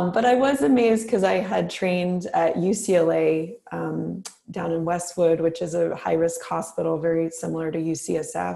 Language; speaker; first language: English; native; English